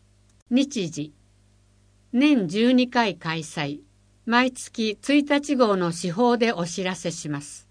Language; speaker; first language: Japanese; native; Japanese